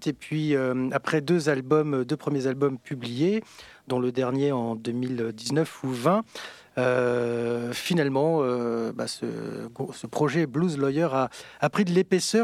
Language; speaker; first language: French; native; French